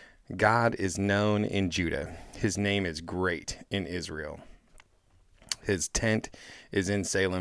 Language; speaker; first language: English; native; English